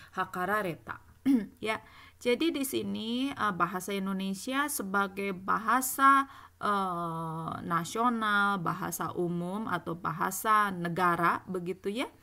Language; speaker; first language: Indonesian; native; Indonesian